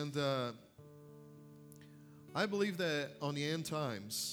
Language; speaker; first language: English; non-native, fluent; Portuguese